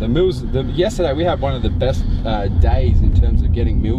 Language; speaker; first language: English; native; English